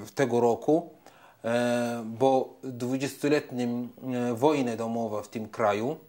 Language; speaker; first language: Polish; non-native, fluent; Arabic